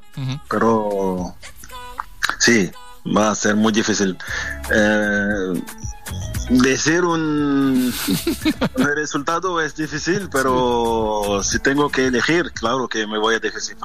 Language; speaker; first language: Spanish; non-native, learner; French